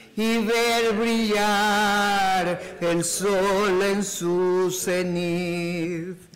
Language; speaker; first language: Spanish; native; Spanish